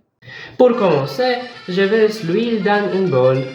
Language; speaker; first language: French; non-native, learner; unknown